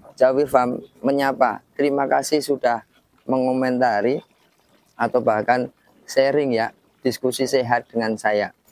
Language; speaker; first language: Indonesian; native; Indonesian